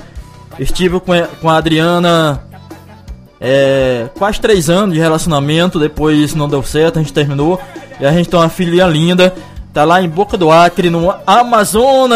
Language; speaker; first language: Portuguese; native; Portuguese